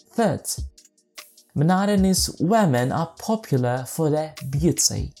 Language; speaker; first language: English; non-native, fluent; Indonesian